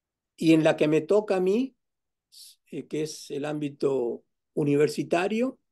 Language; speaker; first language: Spanish; native; Spanish